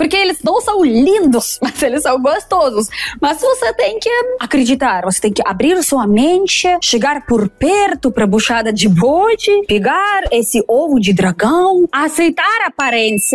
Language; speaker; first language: Portuguese; non-native, fluent; Russian